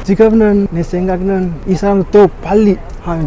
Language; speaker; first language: Korean; non-native, learner; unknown